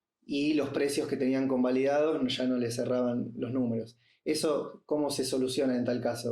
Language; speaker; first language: Spanish; native; Spanish